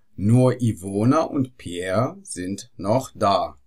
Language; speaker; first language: German; non-native, fluent; Arabic